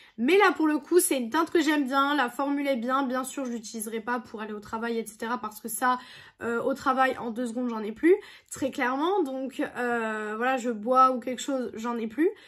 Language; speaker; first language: French; native; French